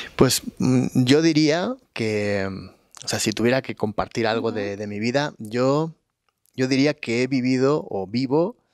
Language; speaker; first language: Spanish; native; Spanish